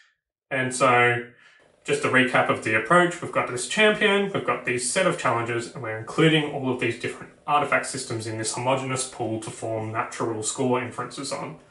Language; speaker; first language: English; native; English